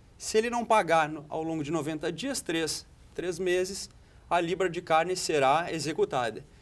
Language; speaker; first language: Portuguese; native; Portuguese